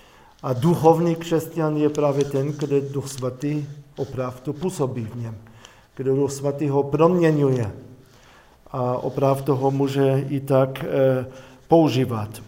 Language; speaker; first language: Czech; non-native, fluent; German